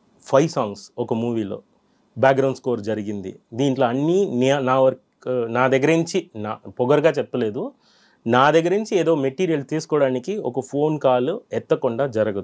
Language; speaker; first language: Telugu; non-native, fluent; Tamil